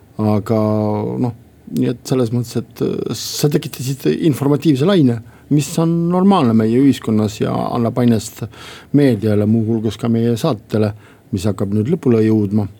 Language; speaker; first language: Estonian; non-native, local second language; Russian